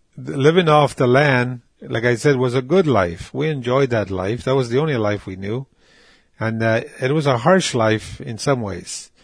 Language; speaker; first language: English; non-native, fluent; Cree